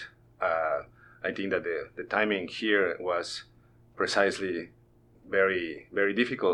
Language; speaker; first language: English; non-native, fluent; Spanish